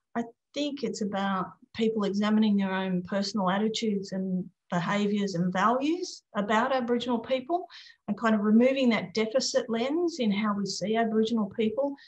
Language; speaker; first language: English; native; English